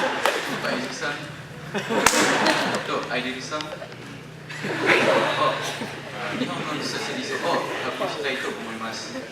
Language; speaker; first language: Japanese; non-native, learner; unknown